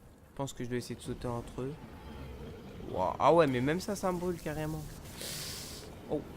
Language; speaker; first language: French; native; French